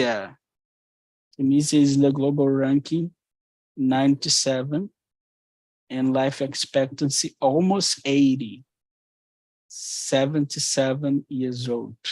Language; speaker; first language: English; non-native, fluent; Portuguese